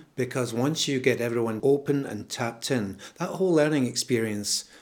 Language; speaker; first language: English; native; English